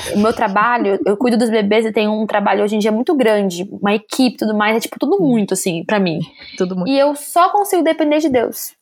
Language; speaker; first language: Portuguese; native; Portuguese